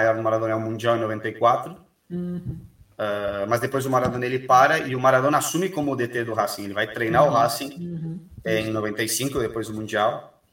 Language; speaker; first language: Portuguese; native; Portuguese